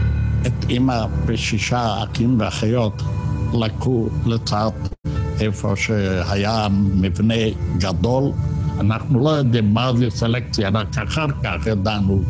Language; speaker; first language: Hebrew; non-native, fluent; Yiddish